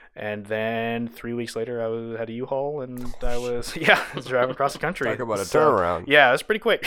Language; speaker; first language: English; native; English